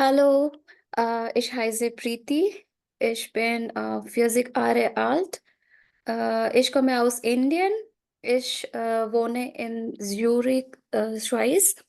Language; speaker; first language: German; non-native, learner; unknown